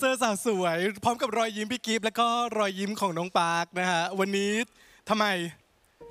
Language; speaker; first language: Thai; native; Thai